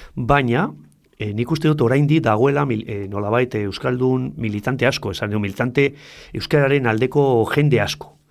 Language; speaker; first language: Basque; non-native, local second language; Spanish